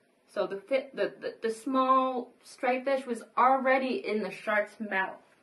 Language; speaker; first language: English; early bilingual, other home language; Vietnamese